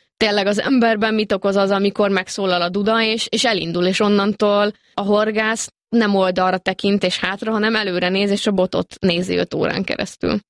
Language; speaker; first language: Hungarian; native; Hungarian